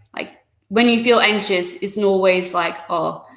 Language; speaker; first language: English; native; English